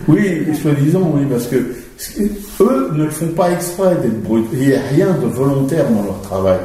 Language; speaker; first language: French; native; French